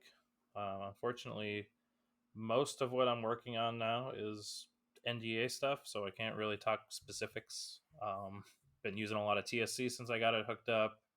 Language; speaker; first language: English; native; English